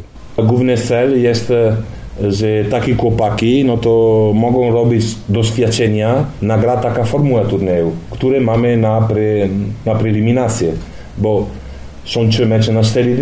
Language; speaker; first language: Polish; non-native, learner; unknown